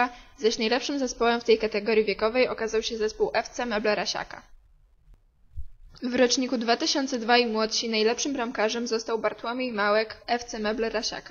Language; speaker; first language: Polish; native; Polish